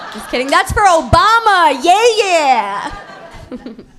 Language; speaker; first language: English; native; English